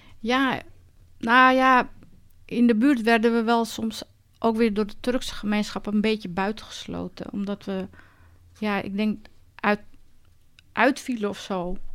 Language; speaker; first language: Dutch; early bilingual, other home language; Turkish